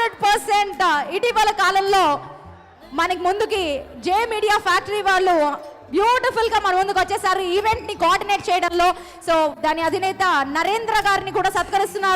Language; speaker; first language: Telugu; native; Telugu